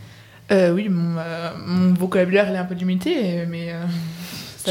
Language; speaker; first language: French; native; French